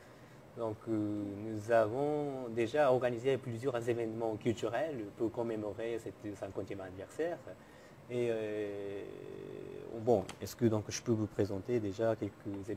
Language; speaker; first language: French; non-native, fluent; Japanese